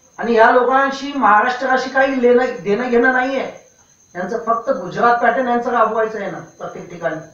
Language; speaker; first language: Marathi; non-native, local second language; Urdu